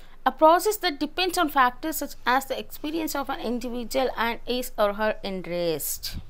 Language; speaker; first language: English; non-native, local second language; Telugu